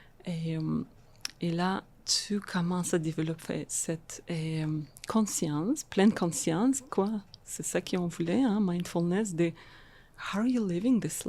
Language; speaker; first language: French; non-native, fluent; Russian